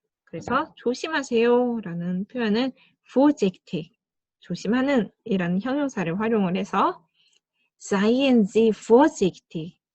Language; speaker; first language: German; non-native, fluent; Korean